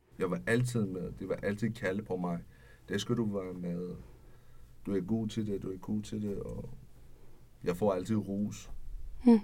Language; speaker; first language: Danish; non-native, learner; Persian